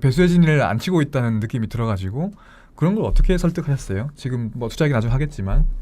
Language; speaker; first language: Korean; native; Korean